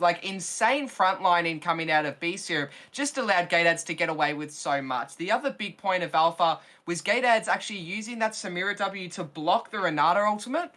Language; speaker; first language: English; native; English